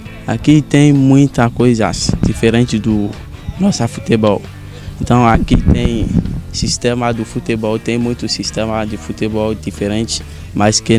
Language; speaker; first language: Portuguese; non-native, learner; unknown